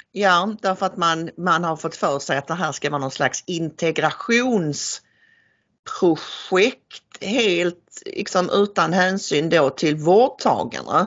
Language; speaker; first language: Swedish; native; Swedish